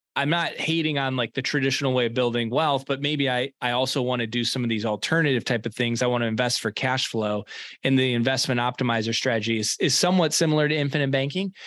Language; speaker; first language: English; native; English